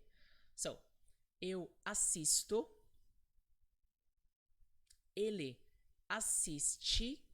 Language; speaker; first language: Portuguese; non-native, fluent; English